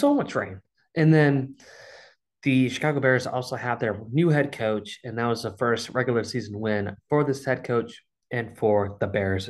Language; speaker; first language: English; native; English